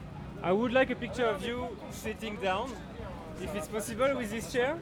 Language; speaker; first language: English; non-native, fluent; French